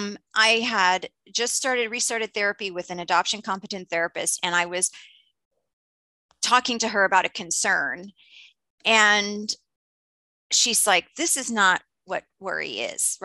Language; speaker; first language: English; native; English